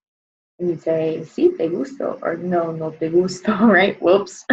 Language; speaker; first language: Spanish; non-native, fluent; English